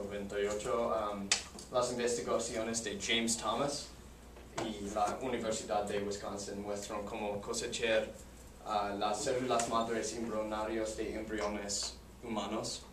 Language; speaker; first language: Spanish; non-native, learner; English